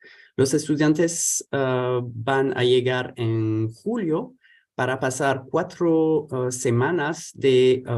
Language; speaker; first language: Spanish; non-native, fluent; French